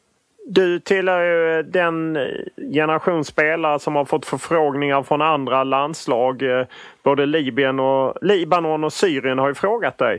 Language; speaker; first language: Swedish; native; Swedish